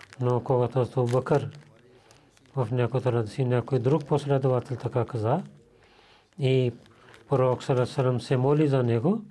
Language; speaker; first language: Bulgarian; non-native, learner; Urdu